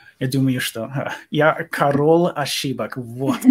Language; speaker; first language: Russian; non-native, learner; English